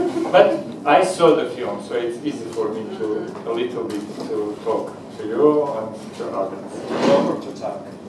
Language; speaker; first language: English; non-native, fluent; Armenian